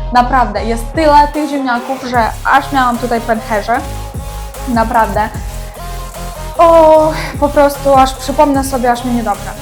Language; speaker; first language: Polish; non-native, learner; Ukrainian